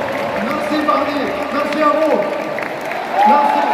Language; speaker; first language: French; non-native, fluent; Arabic